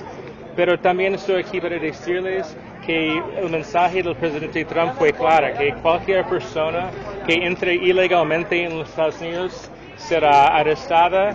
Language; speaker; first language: Spanish; non-native, fluent; English